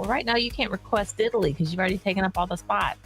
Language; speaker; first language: English; native; English